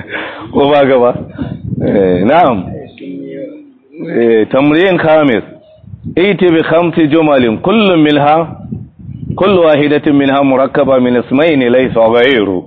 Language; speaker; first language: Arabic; non-native, fluent; Hausa